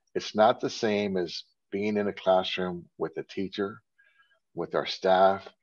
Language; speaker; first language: English; native; English